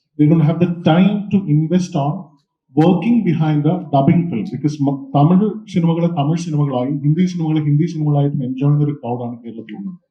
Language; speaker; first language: Malayalam; native; Malayalam